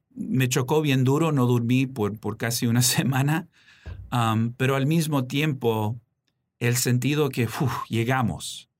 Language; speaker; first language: Spanish; early bilingual, heritage; Spanish